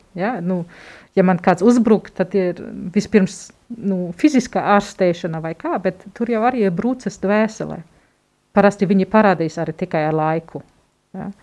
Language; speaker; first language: Latvian; non-native, fluent; German